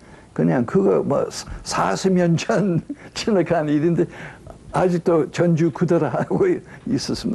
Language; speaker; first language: Korean; non-native, learner; English